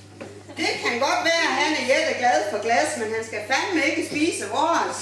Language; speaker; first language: Danish; native; Danish